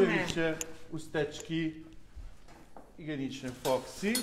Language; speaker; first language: Polish; non-native, learner; Italian